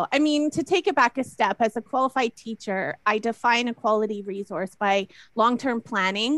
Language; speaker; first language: English; native; English